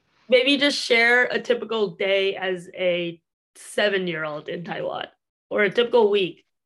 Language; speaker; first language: English; early bilingual, other home language; Chinese